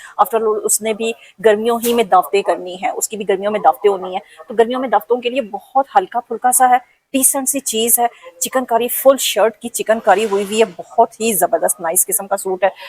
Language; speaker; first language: Urdu; non-native, local second language; Punjabi